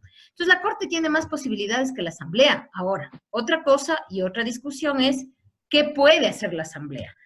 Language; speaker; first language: Spanish; native; Spanish